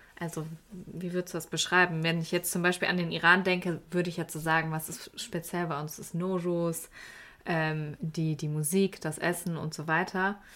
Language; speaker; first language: German; early bilingual, other home language; Persian